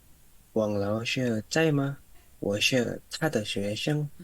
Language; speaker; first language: Chinese; non-native, learner; Indonesian